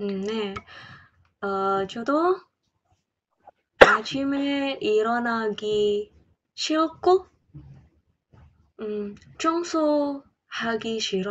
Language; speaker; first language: Korean; non-native, learner; English